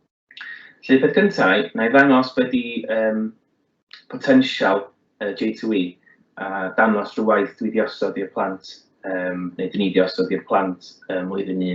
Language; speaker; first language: Welsh; native; Welsh